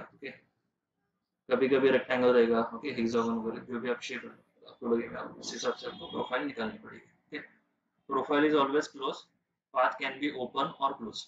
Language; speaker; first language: Hindi; non-native, local second language; Marathi